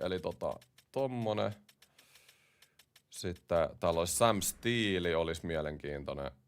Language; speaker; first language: Finnish; native; Finnish